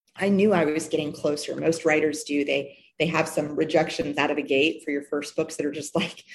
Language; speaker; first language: English; native; English